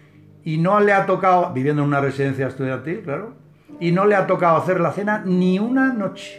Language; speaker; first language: Spanish; native; Spanish